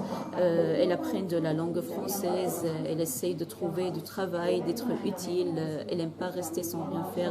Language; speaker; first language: French; non-native, fluent; Arabic